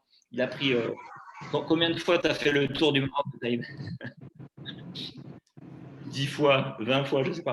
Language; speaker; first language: French; native; French